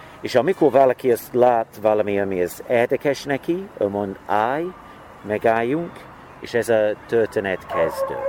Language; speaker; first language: Hungarian; non-native, learner; English